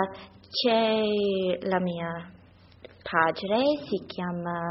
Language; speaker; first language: Italian; non-native, learner; English